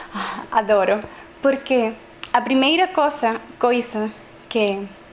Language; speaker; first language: Portuguese; non-native, learner; Spanish